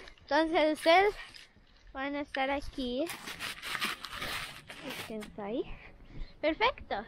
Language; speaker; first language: Spanish; early bilingual, heritage; Spanish